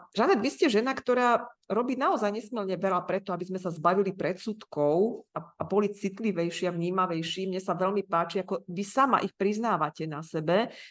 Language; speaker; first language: Slovak; native; Slovak